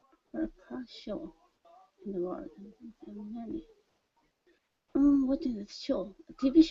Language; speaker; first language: English; non-native, learner; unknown